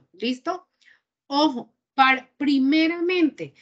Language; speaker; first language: Spanish; native; Spanish